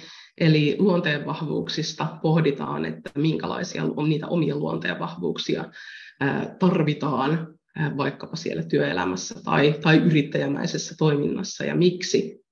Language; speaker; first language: Finnish; native; Finnish